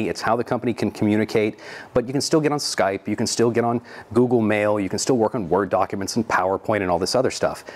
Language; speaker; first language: English; native; English